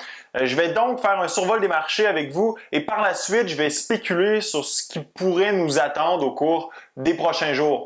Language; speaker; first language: French; native; French